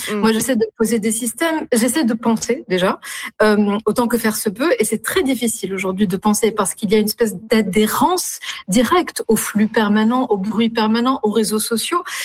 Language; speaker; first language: French; non-native, local second language; Arabic